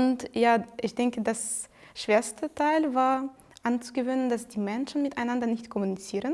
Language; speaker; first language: German; non-native, fluent; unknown